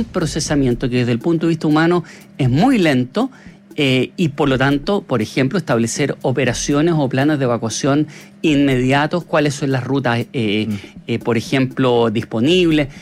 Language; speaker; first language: Spanish; native; Spanish